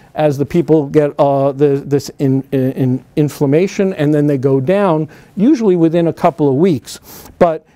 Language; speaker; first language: English; native; English